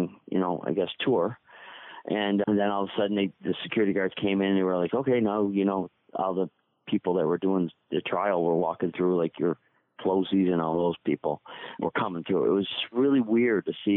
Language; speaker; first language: English; native; English